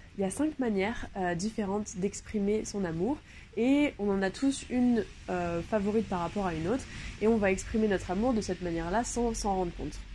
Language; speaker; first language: French; native; French